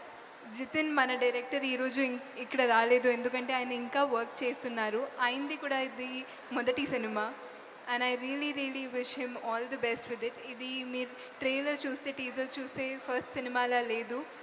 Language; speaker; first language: Telugu; non-native, fluent; Tulu